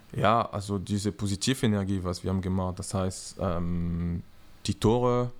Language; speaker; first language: German; non-native, learner; French